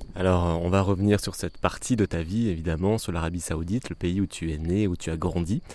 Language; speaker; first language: French; native; French